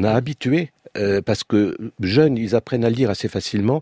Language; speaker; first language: French; early bilingual, other home language; Romanian